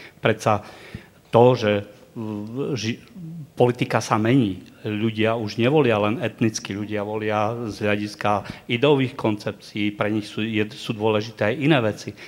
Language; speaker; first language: Slovak; native; Slovak